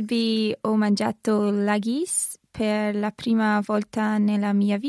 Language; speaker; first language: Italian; non-native, learner; English